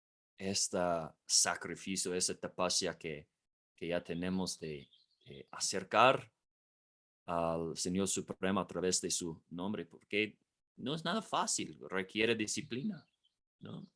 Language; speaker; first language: Spanish; non-native, fluent; English